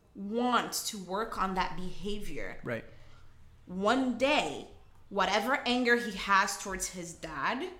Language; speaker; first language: English; early bilingual, other home language; Portuguese